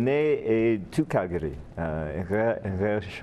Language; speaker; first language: French; non-native, learner; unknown